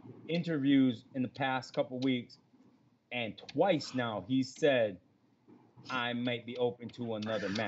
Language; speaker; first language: English; native; English